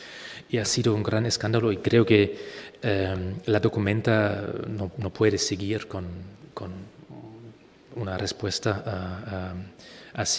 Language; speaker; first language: Spanish; non-native, fluent; German